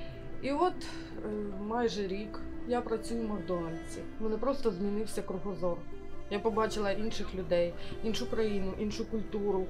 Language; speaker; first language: Ukrainian; native; Ukrainian